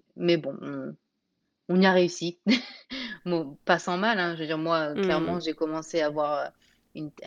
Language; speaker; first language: French; native; French